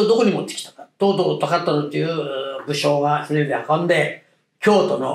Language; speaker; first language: Japanese; native; Japanese